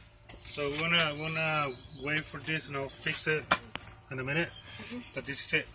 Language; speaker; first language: English; early bilingual, other home language; Spanish